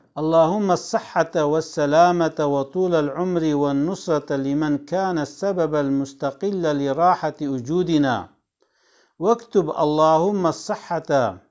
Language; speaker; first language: Arabic; non-native, fluent; Kurdish